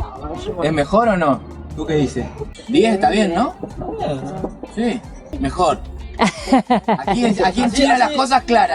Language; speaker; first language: Spanish; native; Spanish